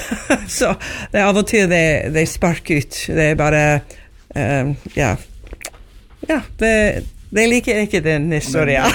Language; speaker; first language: Norwegian; non-native, learner; English